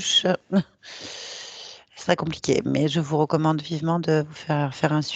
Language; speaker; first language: French; native; French